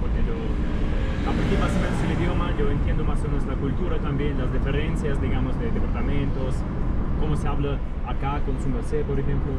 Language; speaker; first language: Spanish; non-native, fluent; Russian